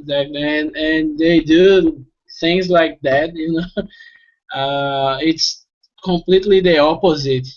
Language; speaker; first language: English; non-native, fluent; Portuguese